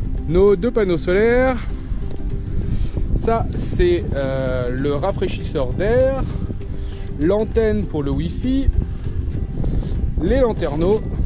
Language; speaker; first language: French; native; French